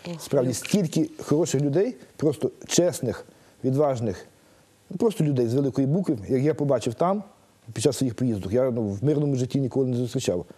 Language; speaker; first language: Ukrainian; native; Ukrainian